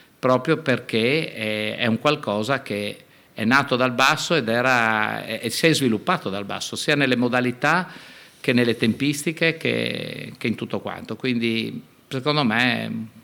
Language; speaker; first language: Italian; native; Italian